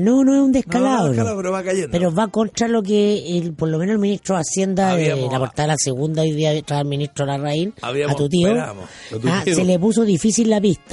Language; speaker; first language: Spanish; native; Spanish